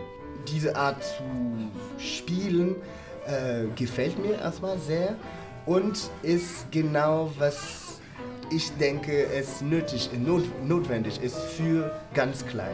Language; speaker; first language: German; non-native, fluent; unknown